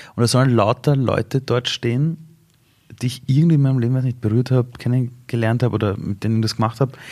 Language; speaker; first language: German; early bilingual, other home language; Persian